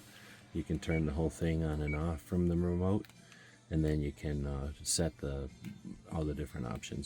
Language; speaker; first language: English; native; English